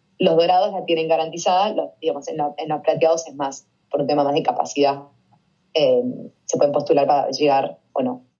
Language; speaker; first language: Spanish; native; Spanish